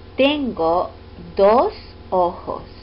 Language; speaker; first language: Spanish; non-native, fluent; English